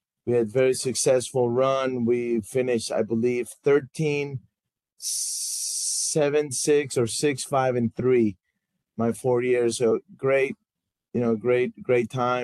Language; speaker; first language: English; non-native, fluent; Spanish